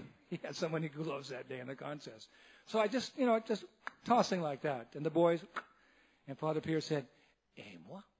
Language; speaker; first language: English; native; English